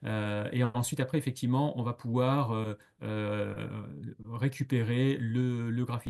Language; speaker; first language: French; native; French